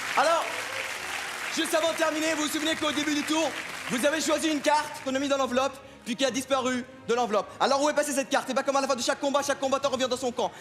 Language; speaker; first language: French; non-native, fluent; Arabic